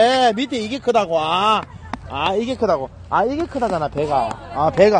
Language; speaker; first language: Korean; native; Korean